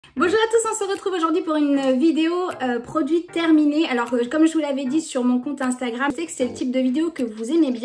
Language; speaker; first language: French; native; French